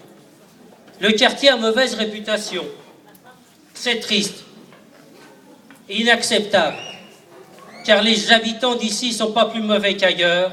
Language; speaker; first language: French; native; French